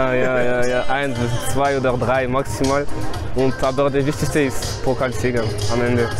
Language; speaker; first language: German; non-native, learner; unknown